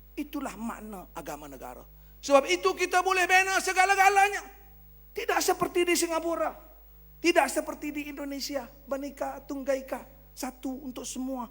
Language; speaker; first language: Malay; native; Malay